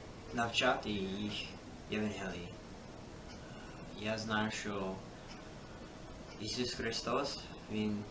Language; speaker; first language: Ukrainian; non-native, fluent; English